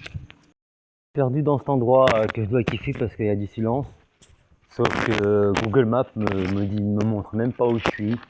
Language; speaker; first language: French; native; French